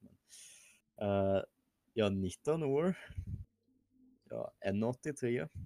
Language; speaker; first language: Swedish; non-native, fluent; German